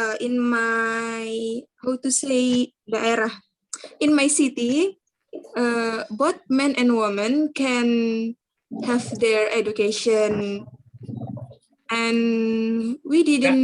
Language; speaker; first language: English; non-native, learner; Indonesian